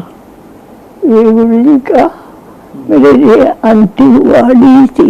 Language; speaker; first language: Hindi; non-native, fluent; Japanese